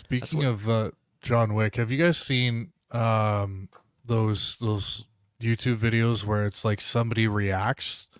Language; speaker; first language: English; native; English